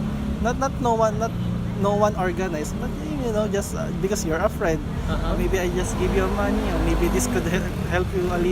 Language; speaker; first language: English; non-native, learner; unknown